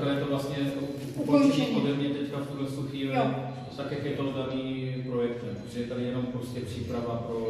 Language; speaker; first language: Czech; native; Czech